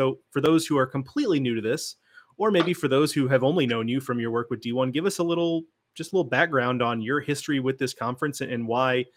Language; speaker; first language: English; native; English